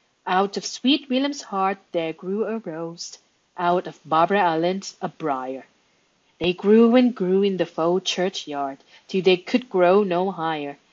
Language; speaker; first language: English; non-native, fluent; Thai